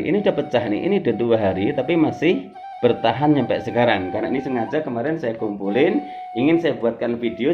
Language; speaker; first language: Indonesian; native; Indonesian